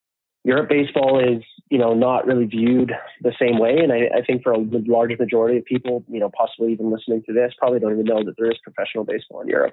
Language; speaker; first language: English; native; English